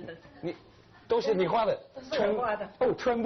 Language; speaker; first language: Chinese; non-native, learner; English